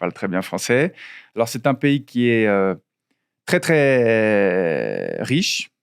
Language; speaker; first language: French; non-native, fluent; Portuguese